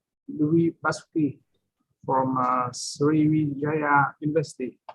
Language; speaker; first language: English; non-native, fluent; Vietnamese